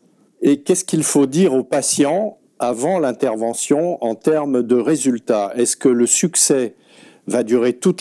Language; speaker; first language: French; native; French